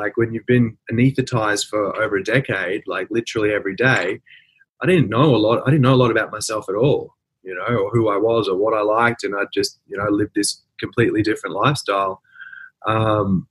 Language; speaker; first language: English; native; English